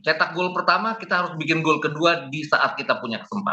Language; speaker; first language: Indonesian; native; Indonesian